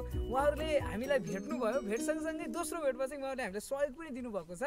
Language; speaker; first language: Nepali; native; Nepali